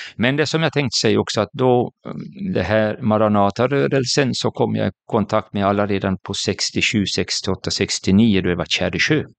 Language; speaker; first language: Swedish; native; Swedish